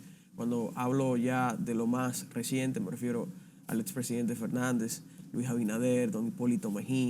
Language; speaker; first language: Spanish; native; Spanish